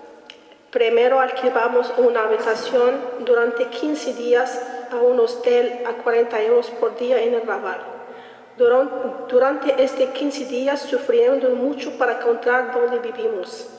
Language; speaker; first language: Spanish; non-native, learner; Arabic